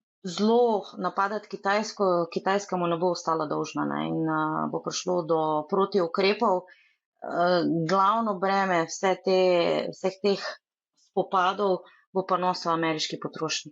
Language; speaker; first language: Slovenian; native; Slovenian